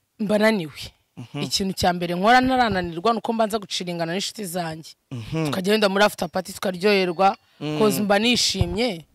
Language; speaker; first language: Kinyarwanda; native; Kinyarwanda